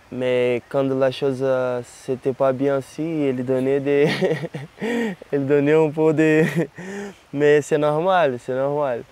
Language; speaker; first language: French; non-native, learner; Portuguese